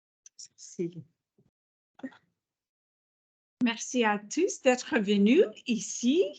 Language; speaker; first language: French; non-native, fluent; English